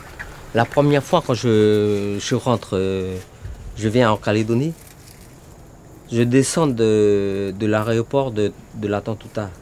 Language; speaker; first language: French; early bilingual, other home language; Vietnamese